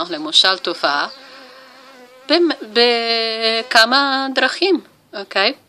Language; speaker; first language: Hebrew; non-native, learner; Italian